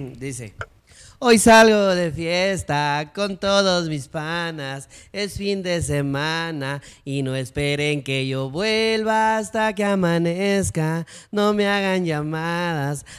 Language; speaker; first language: Spanish; early bilingual, heritage; Spanish